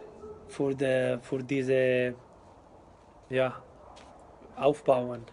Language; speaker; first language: German; non-native, learner; Spanish